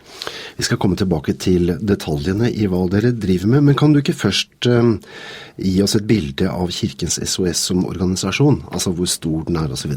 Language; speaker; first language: Norwegian; native; Norwegian